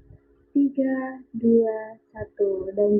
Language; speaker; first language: Indonesian; native; Indonesian